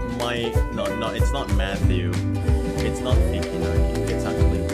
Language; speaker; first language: English; non-native, fluent; Indonesian